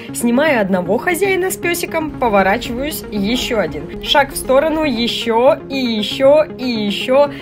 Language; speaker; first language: Russian; native; Russian